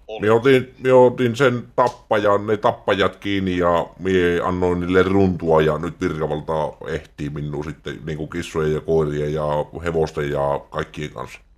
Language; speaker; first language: Finnish; native; Finnish